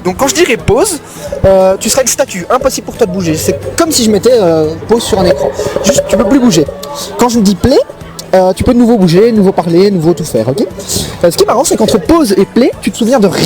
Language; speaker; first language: French; native; French